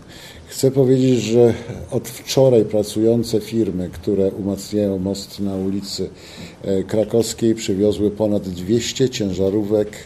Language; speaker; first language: Polish; native; Polish